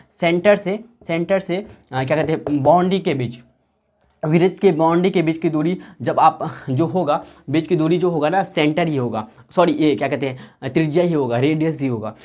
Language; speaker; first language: Hindi; native; Hindi